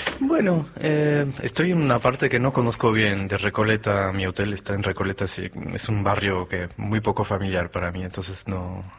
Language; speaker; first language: Spanish; non-native, fluent; French